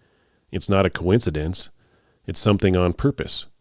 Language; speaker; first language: English; native; English